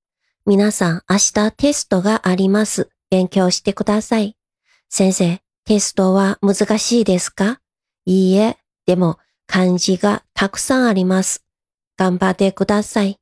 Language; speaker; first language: Japanese; non-native, fluent; Chinese